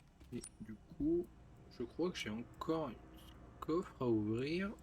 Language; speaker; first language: French; native; French